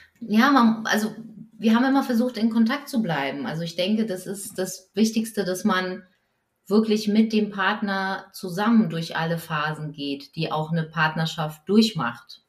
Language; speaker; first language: German; early bilingual, other home language; Polish